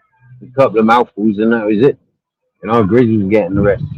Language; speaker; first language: English; native; English